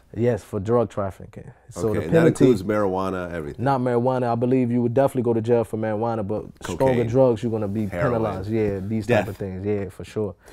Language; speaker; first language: English; native; English